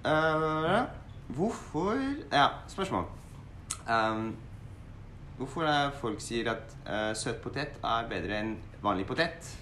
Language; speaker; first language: Norwegian; non-native, fluent; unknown